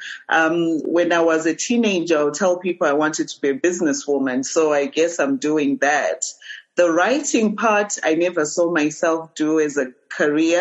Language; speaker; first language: English; non-native, local second language; Shona